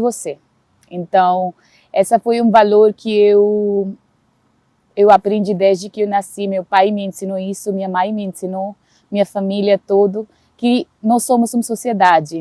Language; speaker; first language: Portuguese; non-native, fluent; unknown